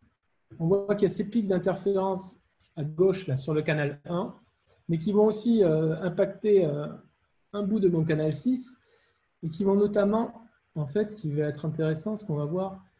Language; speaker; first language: French; native; French